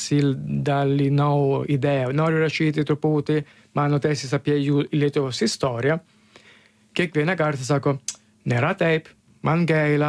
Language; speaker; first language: Lithuanian; non-native, learner; Italian